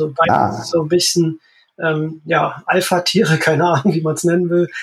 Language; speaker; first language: German; native; German